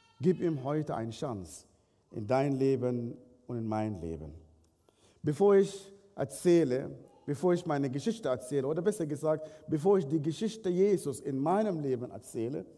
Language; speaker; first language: German; non-native, fluent; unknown